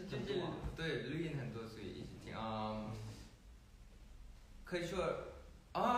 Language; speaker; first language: Chinese; non-native, fluent; Thai